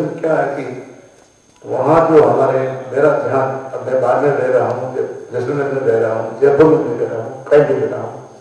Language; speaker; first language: Hindi; native; Hindi